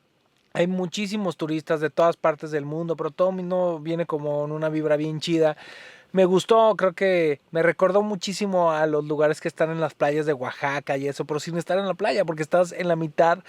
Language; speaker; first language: Spanish; native; Spanish